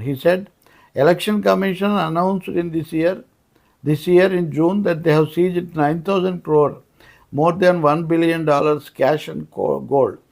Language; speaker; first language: English; non-native, local second language; Telugu